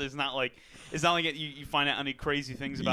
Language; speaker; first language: English; native; English